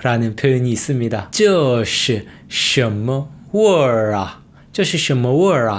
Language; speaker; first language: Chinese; non-native, fluent; Korean